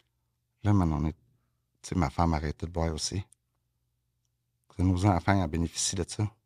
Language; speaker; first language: French; native; French